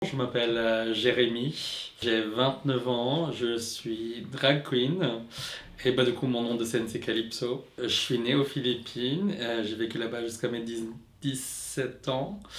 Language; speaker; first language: French; non-native, fluent; Filipino